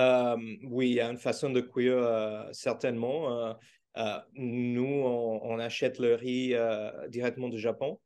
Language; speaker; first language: French; non-native, fluent; Portuguese